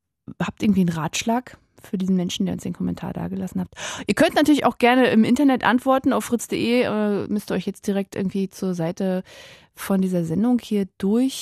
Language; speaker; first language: German; native; German